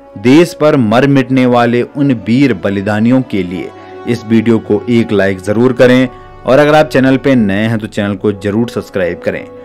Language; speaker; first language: Hindi; native; Hindi